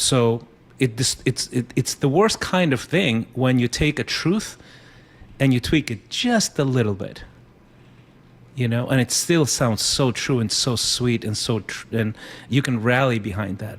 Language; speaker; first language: English; non-native, fluent; Spanish